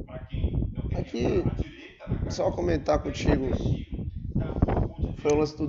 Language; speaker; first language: Portuguese; native; Portuguese